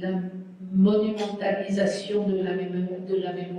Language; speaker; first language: French; non-native, fluent; Spanish